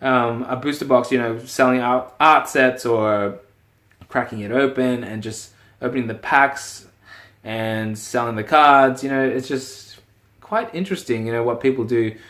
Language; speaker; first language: English; native; English